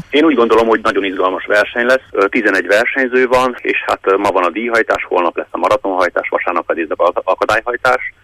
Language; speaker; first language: Hungarian; native; Hungarian